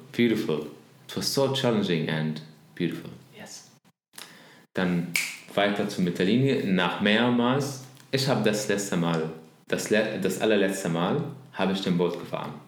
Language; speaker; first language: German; non-native, learner; Arabic